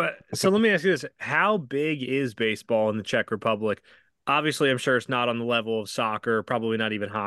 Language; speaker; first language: English; native; English